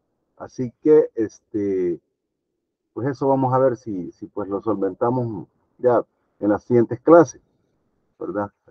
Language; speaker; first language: Spanish; native; Spanish